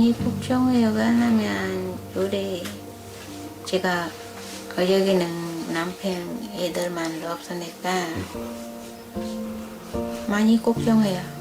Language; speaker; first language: Korean; non-native, learner; Khmer